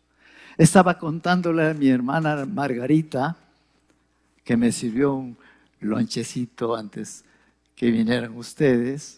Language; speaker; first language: Spanish; native; Spanish